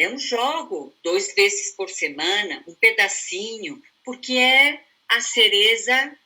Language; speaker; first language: Portuguese; non-native, fluent; Spanish